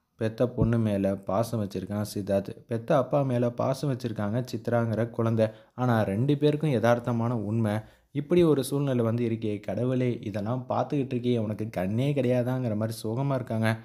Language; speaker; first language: Tamil; native; Tamil